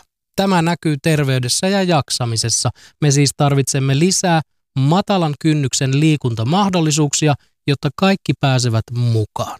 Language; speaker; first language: Finnish; native; Finnish